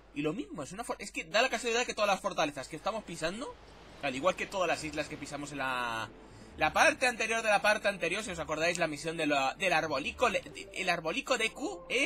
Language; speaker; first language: Spanish; native; Spanish